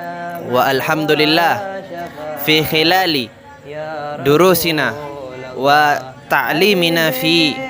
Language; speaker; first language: Arabic; non-native, learner; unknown